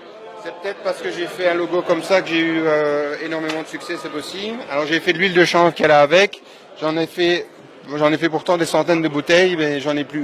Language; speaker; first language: French; native; French